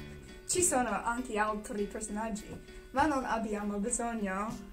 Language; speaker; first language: Italian; non-native, learner; English